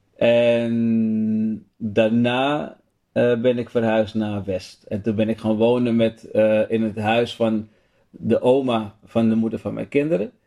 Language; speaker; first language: Dutch; native; Dutch